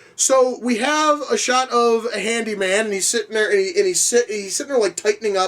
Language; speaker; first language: English; native; English